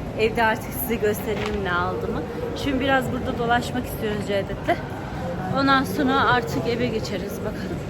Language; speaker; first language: Turkish; early bilingual, heritage; Turkish